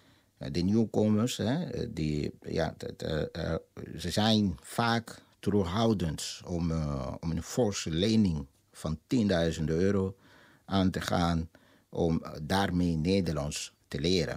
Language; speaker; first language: Dutch; non-native, fluent; Lingala